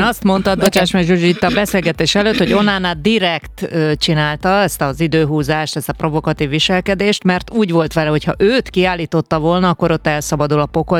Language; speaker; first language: Hungarian; native; Hungarian